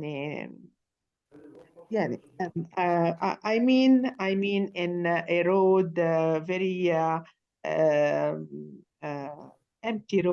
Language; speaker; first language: English; non-native, learner; Arabic